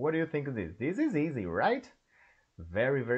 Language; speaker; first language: English; non-native, learner; Portuguese